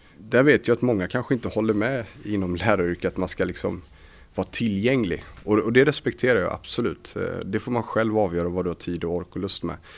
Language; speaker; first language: Swedish; native; Swedish